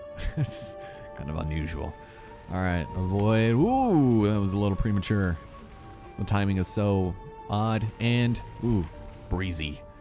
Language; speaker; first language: English; native; English